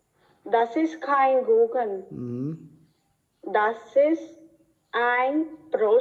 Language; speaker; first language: German; non-native, learner; Khmer